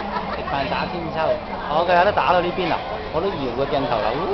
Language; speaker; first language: Cantonese; native; Cantonese